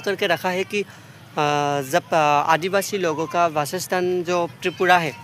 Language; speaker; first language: Hindi; non-native, local second language; Assamese